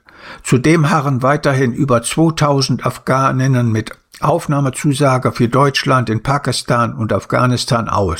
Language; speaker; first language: German; native; German